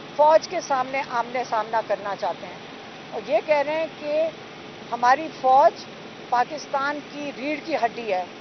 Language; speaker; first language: Urdu; native; Urdu